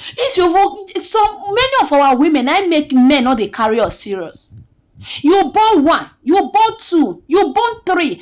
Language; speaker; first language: Nigerian Pidgin; native; Nigerian Pidgin